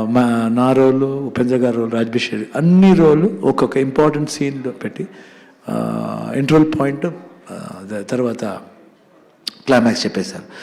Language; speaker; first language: Telugu; non-native, learner; Kannada